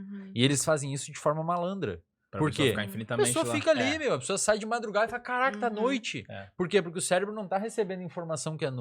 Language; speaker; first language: Portuguese; native; Portuguese